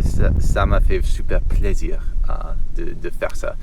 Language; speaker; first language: French; non-native, learner; English